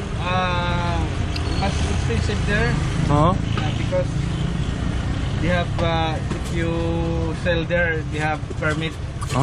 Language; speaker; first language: English; non-native, learner; Filipino